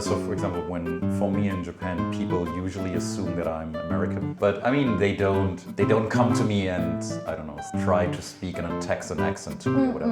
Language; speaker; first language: English; non-native, fluent; German